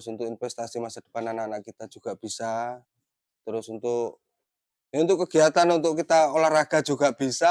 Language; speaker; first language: Indonesian; non-native, local second language; Javanese